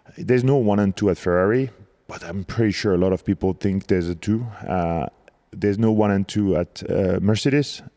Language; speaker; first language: English; non-native, fluent; French